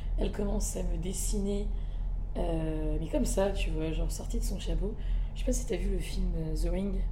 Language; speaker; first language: French; early bilingual, other home language; Malagasy